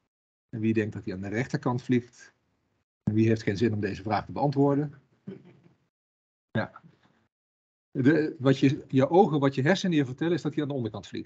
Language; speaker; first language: Dutch; native; Dutch